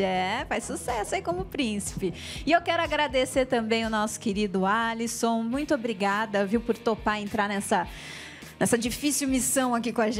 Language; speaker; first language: Portuguese; native; Portuguese